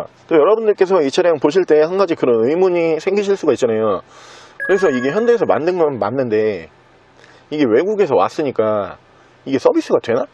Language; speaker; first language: Korean; native; Korean